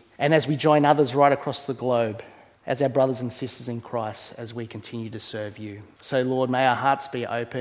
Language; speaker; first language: English; native; English